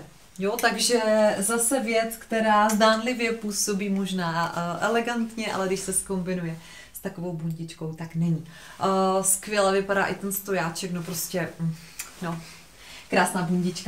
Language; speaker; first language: Czech; native; Czech